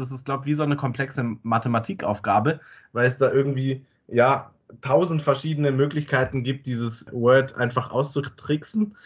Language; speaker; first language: German; native; German